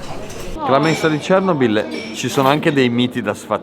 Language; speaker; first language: Italian; native; Italian